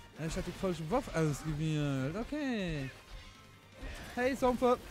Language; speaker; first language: German; non-native, local second language; Luxembourgish